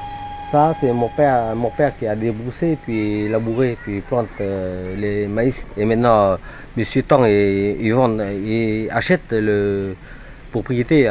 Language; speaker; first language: French; non-native, local second language; Vietnamese